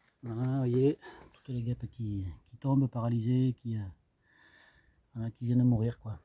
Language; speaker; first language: French; native; French